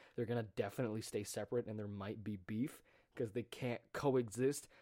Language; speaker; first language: English; native; English